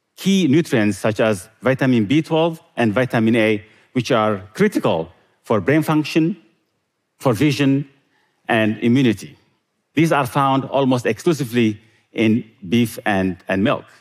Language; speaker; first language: English; non-native, fluent; Tigrinya